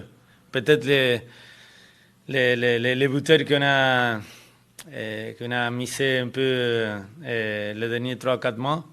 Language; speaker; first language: French; non-native, fluent; Spanish